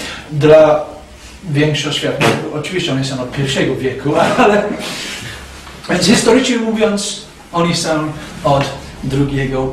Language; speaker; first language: Polish; non-native, fluent; English